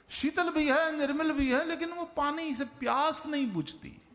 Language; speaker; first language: Hindi; non-native, local second language; Gujarati